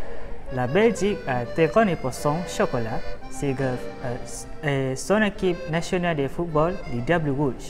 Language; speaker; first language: French; non-native, learner; Malay